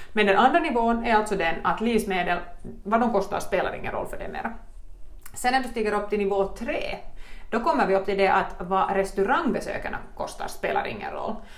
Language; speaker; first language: Swedish; native; Swedish